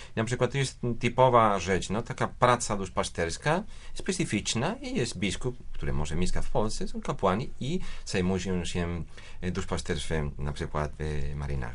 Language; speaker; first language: Polish; non-native, fluent; Spanish